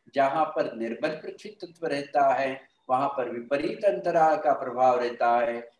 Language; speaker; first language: Hindi; non-native, local second language; Marathi